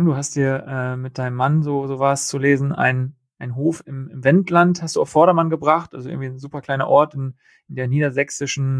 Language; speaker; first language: German; native; German